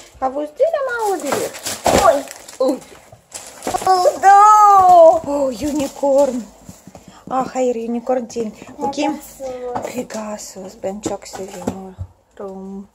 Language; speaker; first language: Turkish; non-native, learner; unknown